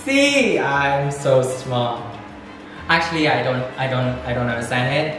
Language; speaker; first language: English; non-native, fluent; Thai